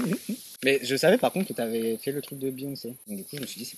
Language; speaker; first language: French; native; French